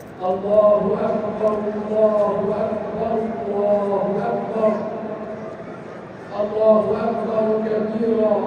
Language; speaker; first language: Arabic; native; Arabic